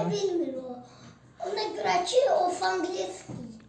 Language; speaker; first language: Turkish; non-native, learner; Azerbaijani